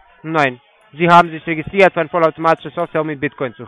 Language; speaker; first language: German; non-native, fluent; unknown